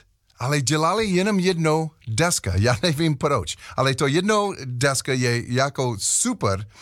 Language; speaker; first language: Czech; non-native, learner; English